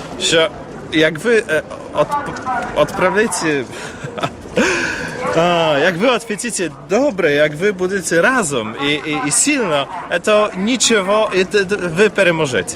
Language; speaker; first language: Ukrainian; non-native, learner; Polish